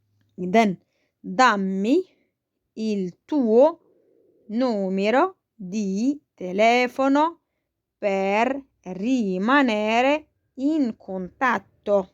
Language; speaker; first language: Italian; non-native, fluent; Arabic